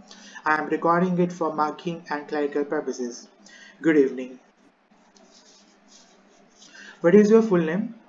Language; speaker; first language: English; non-native, local second language; Hindi